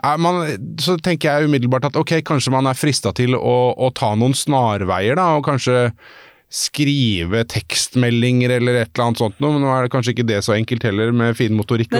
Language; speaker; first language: Norwegian; native; Norwegian